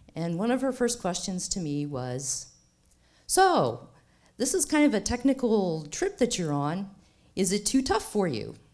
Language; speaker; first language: English; native; English